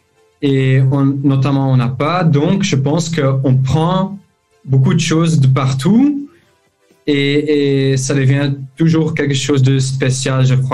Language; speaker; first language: French; non-native, local second language; Dutch